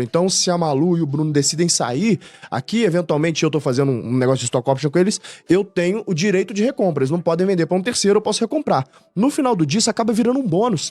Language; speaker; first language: Portuguese; native; Portuguese